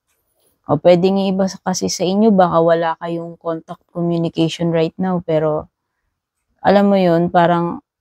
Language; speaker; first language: Filipino; native; Filipino